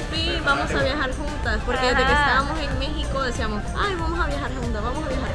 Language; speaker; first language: Spanish; native; Spanish